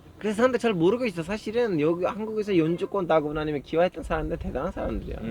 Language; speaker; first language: Korean; non-native, fluent; Turkish